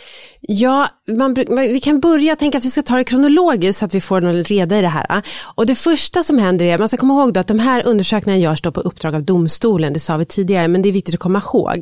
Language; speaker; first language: Swedish; native; Swedish